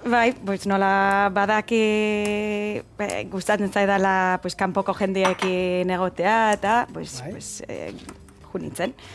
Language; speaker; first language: Basque; non-native, fluent; English